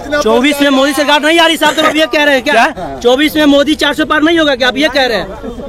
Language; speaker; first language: Hindi; native; Hindi